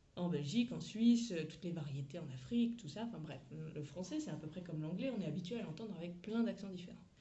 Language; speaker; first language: French; native; French